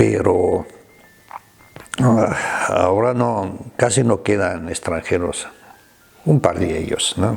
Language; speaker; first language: Spanish; non-native, fluent; German